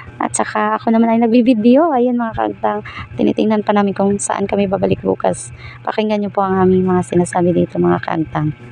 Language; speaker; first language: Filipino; non-native, local second language; Cebuano